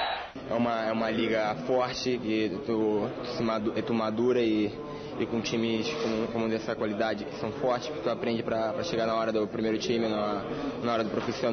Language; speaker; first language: Portuguese; early bilingual, heritage; Portuguese